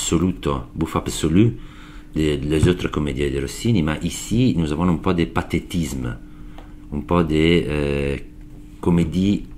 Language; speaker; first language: French; non-native, learner; Italian